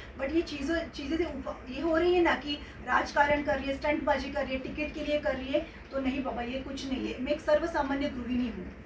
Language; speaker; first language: Hindi; non-native, local second language; Marathi